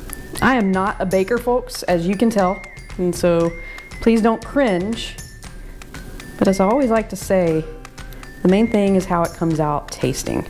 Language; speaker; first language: English; native; English